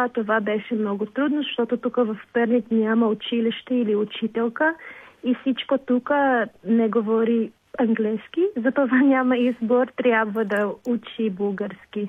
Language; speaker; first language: Bulgarian; non-native, learner; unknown